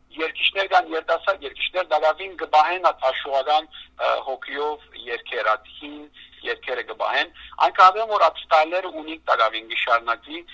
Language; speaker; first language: Armenian; native; Armenian